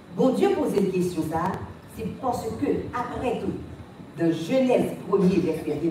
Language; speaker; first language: French; native; French